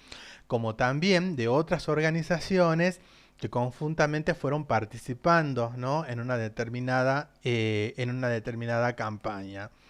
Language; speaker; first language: Spanish; native; Spanish